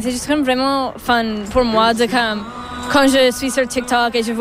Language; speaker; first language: French; non-native, local second language; English